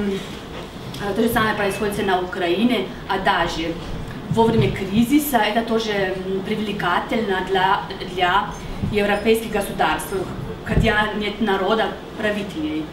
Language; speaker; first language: Russian; non-native, fluent; Slovenian